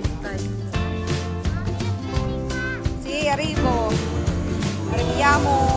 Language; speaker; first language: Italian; non-native, learner; Filipino